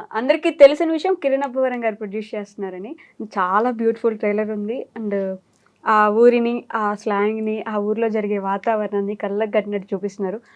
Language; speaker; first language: Telugu; native; Telugu